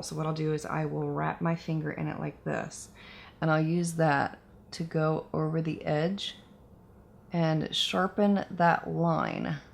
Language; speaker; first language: English; native; English